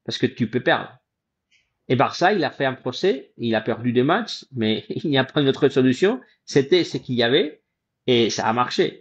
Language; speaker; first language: French; non-native, fluent; Spanish